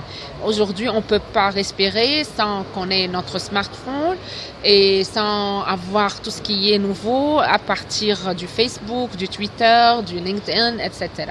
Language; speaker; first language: French; non-native, local second language; Arabic